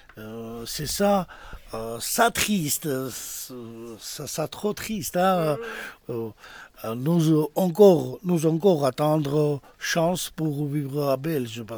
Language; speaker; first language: French; non-native, learner; Georgian